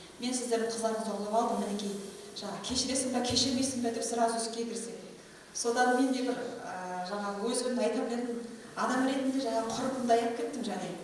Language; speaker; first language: Kazakh; native; Kazakh